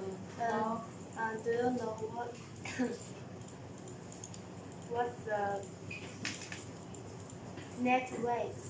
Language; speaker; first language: English; non-native, learner; Chinese